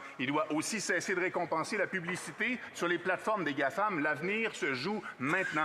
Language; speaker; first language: French; native; French